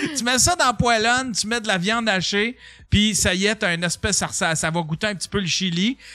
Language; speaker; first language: French; native; French